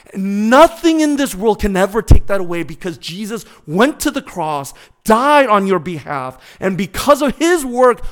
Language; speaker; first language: English; native; English